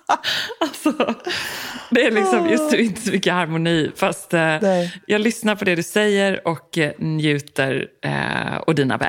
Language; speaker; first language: Swedish; native; Swedish